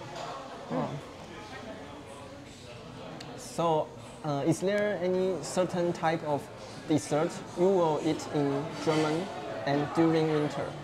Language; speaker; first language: English; non-native, learner; Chinese